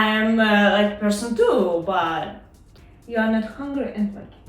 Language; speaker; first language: English; non-native, learner; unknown